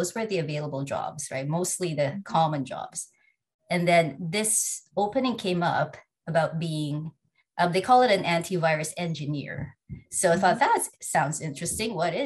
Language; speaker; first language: English; non-native, local second language; Filipino